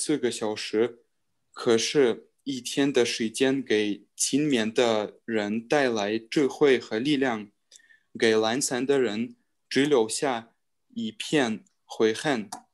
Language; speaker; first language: Chinese; non-native, learner; Russian